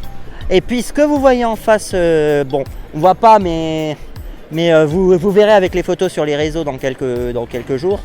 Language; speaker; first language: French; native; French